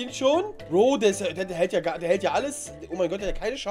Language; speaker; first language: German; native; German